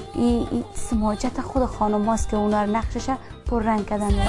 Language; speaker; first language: Persian; native; Persian